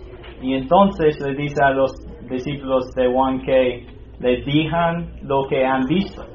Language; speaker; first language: Spanish; non-native, fluent; English